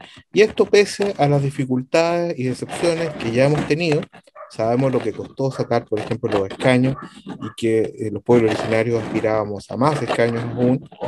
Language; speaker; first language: Spanish; native; Spanish